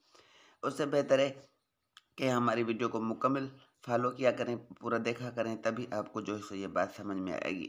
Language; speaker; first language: Hindi; non-native, local second language; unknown